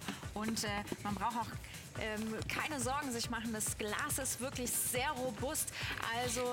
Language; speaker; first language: German; native; German